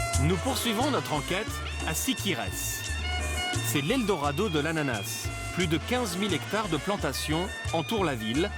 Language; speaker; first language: French; native; French